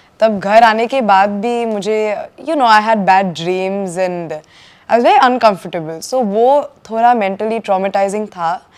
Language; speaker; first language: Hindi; non-native, local second language; Assamese